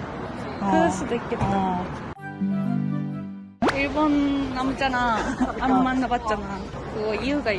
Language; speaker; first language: Korean; non-native, fluent; Japanese